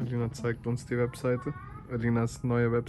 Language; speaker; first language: German; non-native, fluent; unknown